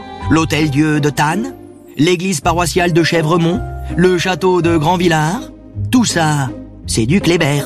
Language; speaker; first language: French; native; French